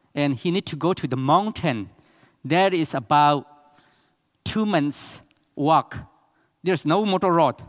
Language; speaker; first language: English; non-native, learner; Burmese